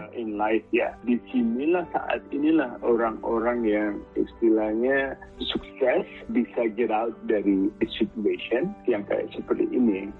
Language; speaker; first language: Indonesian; native; Indonesian